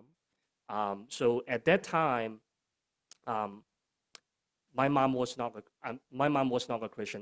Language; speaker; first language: English; non-native, local second language; Cantonese